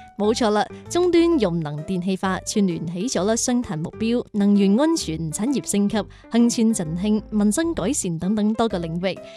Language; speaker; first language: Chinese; non-native, local second language; Cantonese